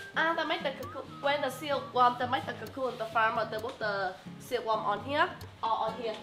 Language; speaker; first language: English; non-native, fluent; Vietnamese